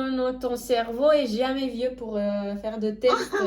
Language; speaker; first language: French; non-native, fluent; Romanian